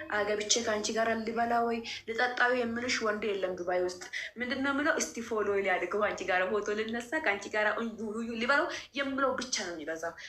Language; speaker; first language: Amharic; non-native, local second language; Oromo